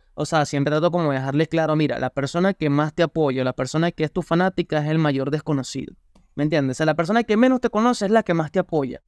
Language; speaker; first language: Spanish; native; Spanish